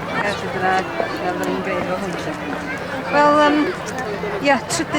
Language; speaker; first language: Welsh; native; Welsh